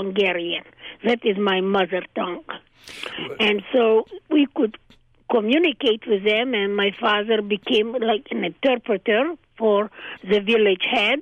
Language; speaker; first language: English; non-native, fluent; Hungarian